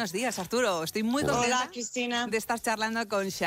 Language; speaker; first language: Spanish; native; Spanish